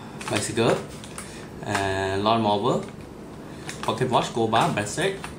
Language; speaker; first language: English; non-native, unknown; Thai